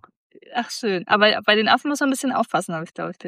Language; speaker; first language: German; native; German